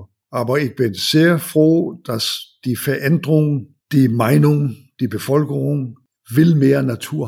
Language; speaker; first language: German; non-native, learner; Danish